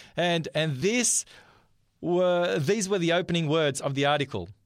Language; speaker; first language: English; non-native, fluent; Macedonian